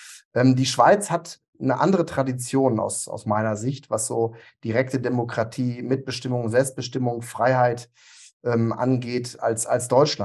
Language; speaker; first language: German; native; German